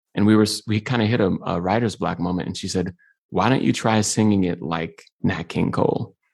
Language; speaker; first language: English; native; English